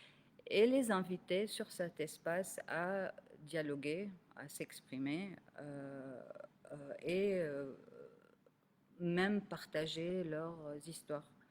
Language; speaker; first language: French; non-native, local second language; Arabic